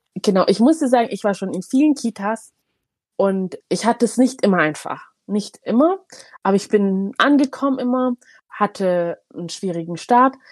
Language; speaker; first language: German; early bilingual, other home language; Tigrinya